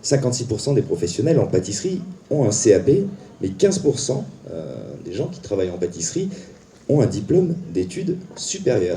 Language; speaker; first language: French; native; French